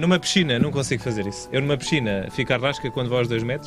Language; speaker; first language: Portuguese; native; Portuguese